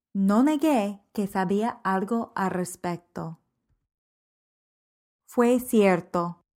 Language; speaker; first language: Spanish; non-native, fluent; English